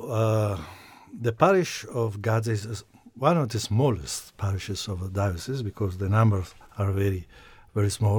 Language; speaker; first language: English; non-native, fluent; Italian